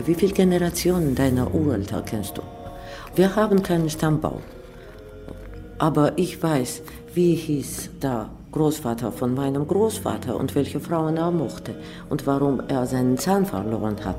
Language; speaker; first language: German; non-native, fluent; Georgian